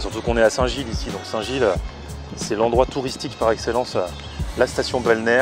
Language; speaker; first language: French; native; French